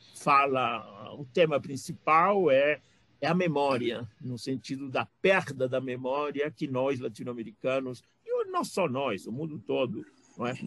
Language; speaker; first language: Portuguese; non-native, fluent; Spanish